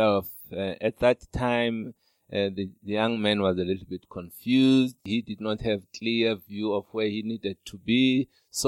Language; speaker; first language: English; non-native, local second language; Xhosa